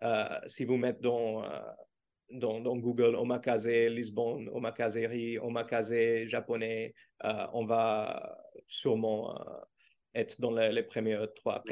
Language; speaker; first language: French; non-native, learner; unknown